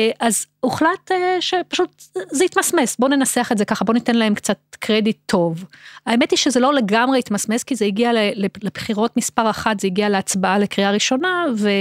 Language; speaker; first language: Hebrew; native; Hebrew